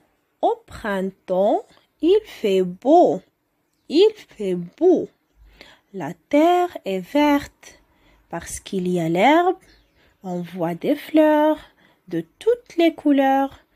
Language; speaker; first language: French; non-native, local second language; Arabic